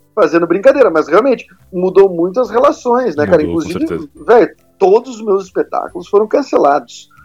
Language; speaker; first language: Portuguese; native; Portuguese